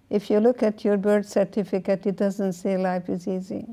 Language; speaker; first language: English; non-native, fluent; Hungarian